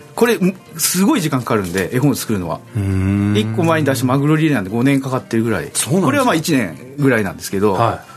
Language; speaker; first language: Japanese; native; Japanese